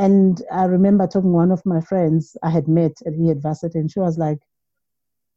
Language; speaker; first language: English; non-native, local second language; Zulu